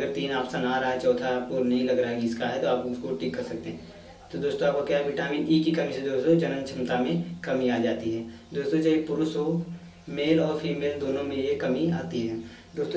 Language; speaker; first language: Hindi; native; Hindi